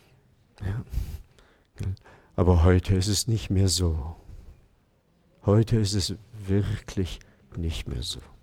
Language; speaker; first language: German; non-native, fluent; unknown